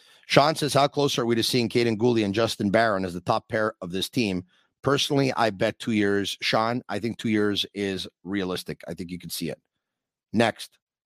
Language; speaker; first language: English; native; English